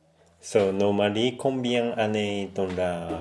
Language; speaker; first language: French; non-native, learner; Japanese